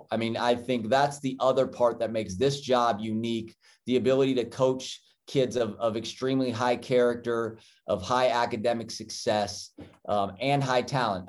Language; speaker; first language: English; native; English